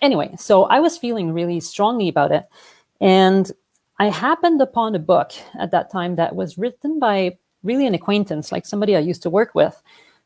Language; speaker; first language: English; non-native, fluent; French